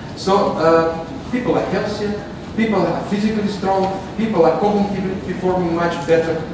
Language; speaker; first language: English; non-native, fluent; Russian